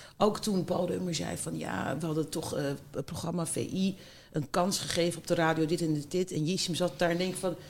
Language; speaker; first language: Dutch; early bilingual, other home language; Turkish